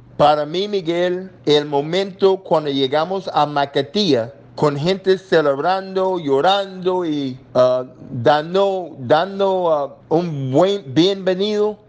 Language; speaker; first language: Spanish; non-native, learner; English